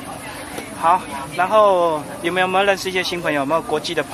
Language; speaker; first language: Chinese; native; Chinese